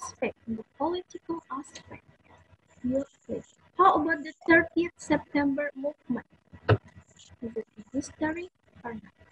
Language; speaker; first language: English; non-native, fluent; Indonesian